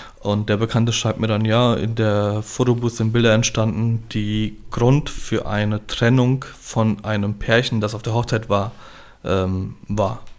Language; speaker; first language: German; early bilingual, other home language; Polish